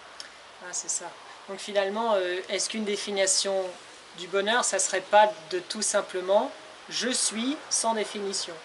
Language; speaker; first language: French; native; French